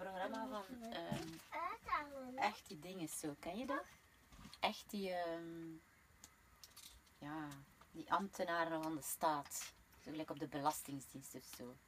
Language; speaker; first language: Dutch; native; Dutch